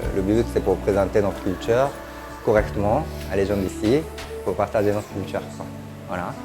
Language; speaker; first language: French; non-native, fluent; Japanese